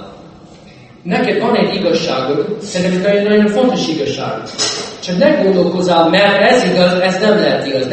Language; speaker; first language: Hungarian; non-native, fluent; English